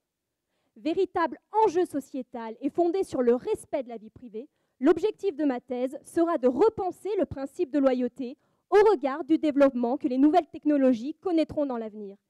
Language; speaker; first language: French; native; French